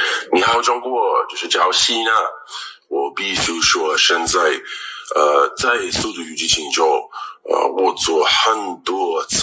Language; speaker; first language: Chinese; non-native, learner; English